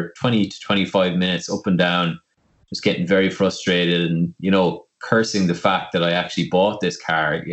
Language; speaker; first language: English; native; English